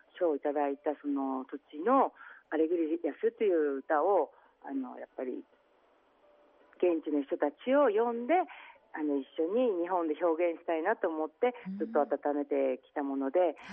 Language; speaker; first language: Japanese; native; Japanese